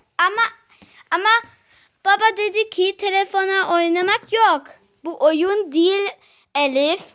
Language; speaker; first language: Turkish; early bilingual, heritage; Turkish